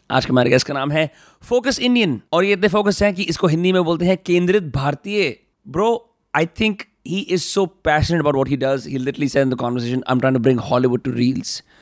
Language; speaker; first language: Hindi; native; Hindi